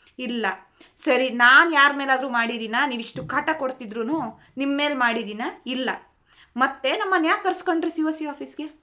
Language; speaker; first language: Kannada; non-native, local second language; Telugu